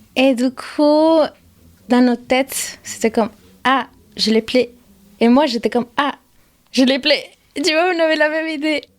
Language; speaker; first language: French; non-native, fluent; Spanish